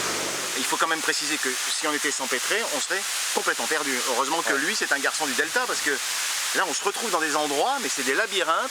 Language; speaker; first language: French; native; French